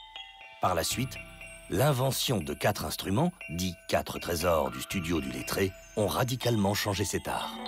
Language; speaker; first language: French; native; French